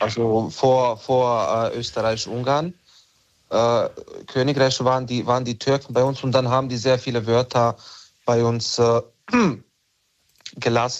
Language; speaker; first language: German; non-native, local second language; Bosnian